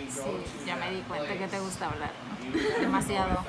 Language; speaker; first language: Spanish; native; Spanish